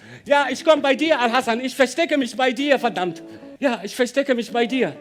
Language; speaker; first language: German; non-native, learner; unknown